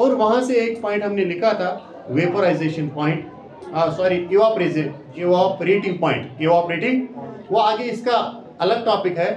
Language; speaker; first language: Hindi; non-native, local second language; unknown